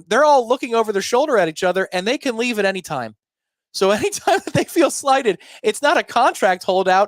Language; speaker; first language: English; native; English